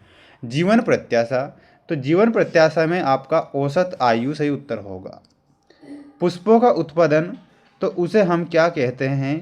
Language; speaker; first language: Hindi; native; Hindi